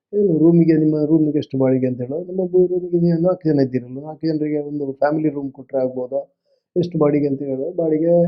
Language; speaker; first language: Kannada; non-native, local second language; Tulu